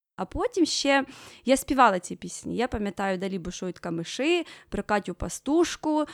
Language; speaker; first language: Ukrainian; native; Ukrainian